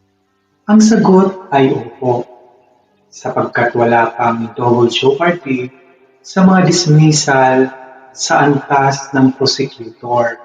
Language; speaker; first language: Filipino; native; Filipino